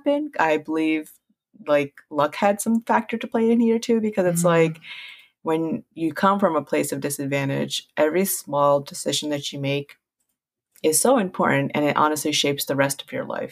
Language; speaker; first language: English; early bilingual, other home language; Punjabi